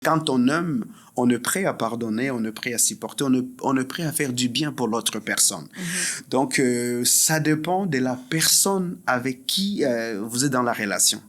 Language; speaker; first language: French; non-native, local second language; Swahili